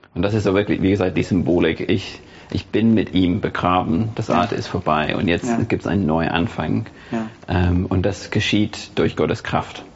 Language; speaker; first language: German; non-native, fluent; English